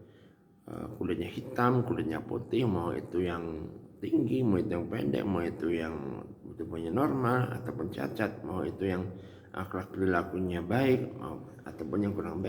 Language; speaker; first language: Indonesian; native; Indonesian